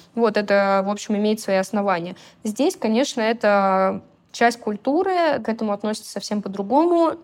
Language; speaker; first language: Russian; native; Russian